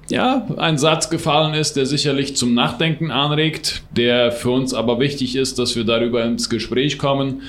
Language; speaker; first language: German; non-native, local second language; Plautdietsch